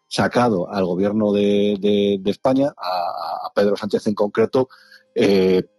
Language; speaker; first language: Spanish; native; Spanish